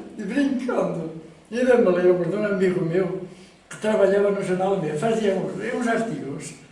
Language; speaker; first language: Portuguese; native; Portuguese